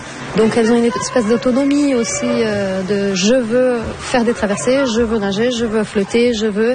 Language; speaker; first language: French; non-native, fluent; Portuguese